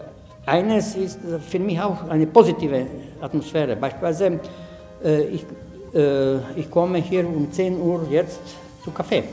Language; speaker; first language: German; non-native, fluent; Croatian